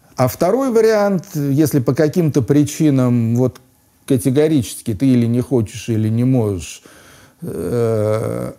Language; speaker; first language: Russian; native; Russian